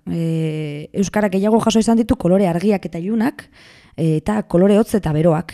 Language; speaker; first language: Basque; non-native, local second language; Spanish